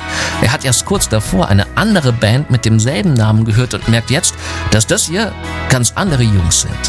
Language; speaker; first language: German; native; German